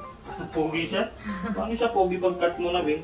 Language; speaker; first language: Filipino; non-native, learner; Punjabi